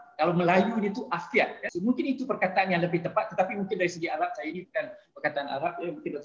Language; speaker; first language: Malay; native; Malay